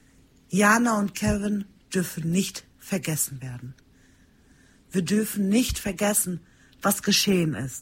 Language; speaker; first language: German; early bilingual, other home language; Turkish